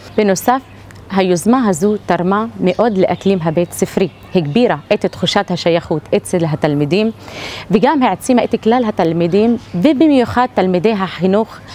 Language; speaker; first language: Hebrew; non-native, local second language; Arabic